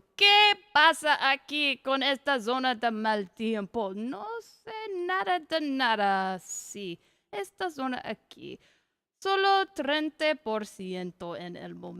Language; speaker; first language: Spanish; non-native, learner; English